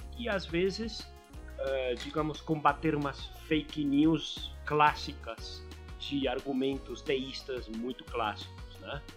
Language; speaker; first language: Portuguese; non-native, fluent; Spanish